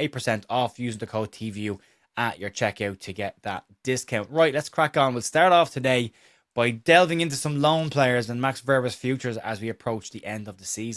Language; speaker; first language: English; native; English